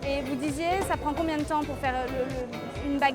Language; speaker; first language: French; native; French